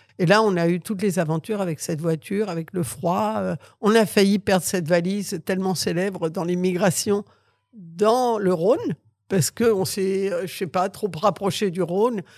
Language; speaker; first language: French; early bilingual, other home language; Catalan